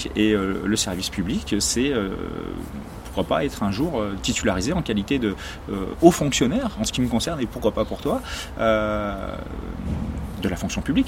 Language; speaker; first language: French; native; French